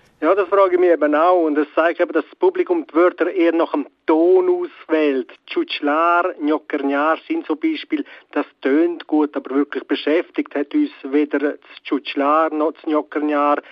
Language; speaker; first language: German; non-native, local second language; Romansh